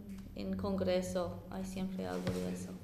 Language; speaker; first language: Spanish; non-native, fluent; English